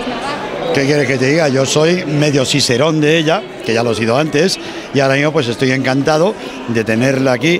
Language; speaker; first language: Spanish; native; Spanish